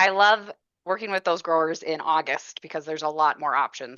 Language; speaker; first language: English; native; English